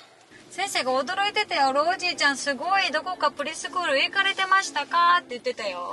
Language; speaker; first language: Japanese; native; Japanese